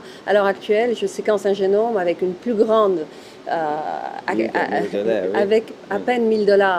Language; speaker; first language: French; native; French